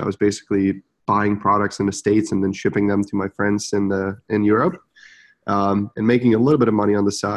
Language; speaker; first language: English; non-native, fluent; Czech